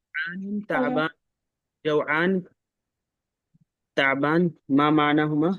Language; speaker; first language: Arabic; non-native, fluent; Urdu